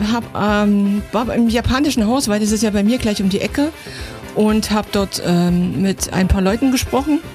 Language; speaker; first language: German; native; German